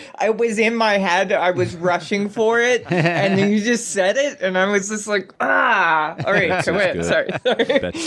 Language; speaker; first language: English; native; English